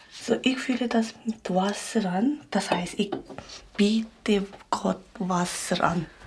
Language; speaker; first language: German; non-native, local second language; Tibetan